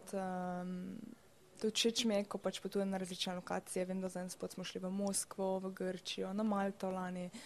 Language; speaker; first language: Slovenian; native; Slovenian